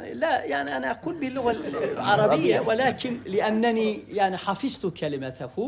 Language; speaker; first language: Arabic; non-native, learner; Turkish